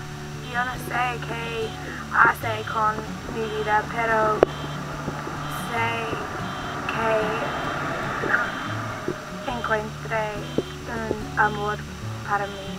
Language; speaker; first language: Spanish; non-native, learner; English